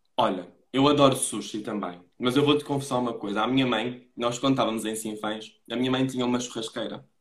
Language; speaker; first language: Portuguese; native; Portuguese